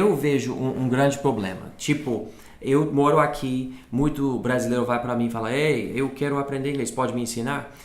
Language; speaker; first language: Portuguese; non-native, fluent; English